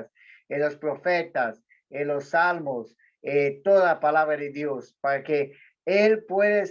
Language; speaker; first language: Spanish; non-native, learner; Portuguese